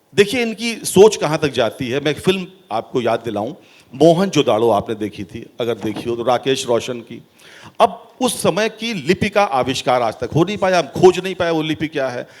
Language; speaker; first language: Hindi; native; Hindi